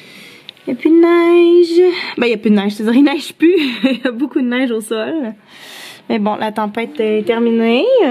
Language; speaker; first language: French; native; French